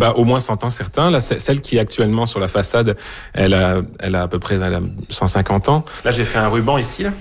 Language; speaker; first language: French; native; French